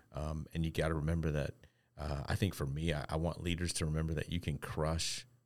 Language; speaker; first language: English; native; English